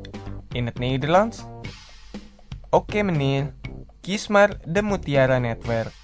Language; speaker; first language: Dutch; non-native, learner; Indonesian